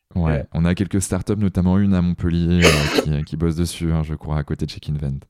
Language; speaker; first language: French; native; French